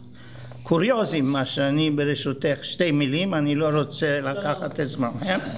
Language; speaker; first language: Hebrew; non-native, fluent; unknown